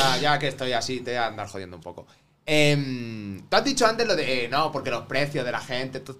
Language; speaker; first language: Spanish; native; Spanish